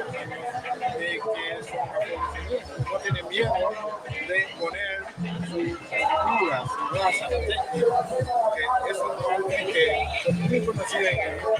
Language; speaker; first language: Spanish; non-native, learner; Haitian Creole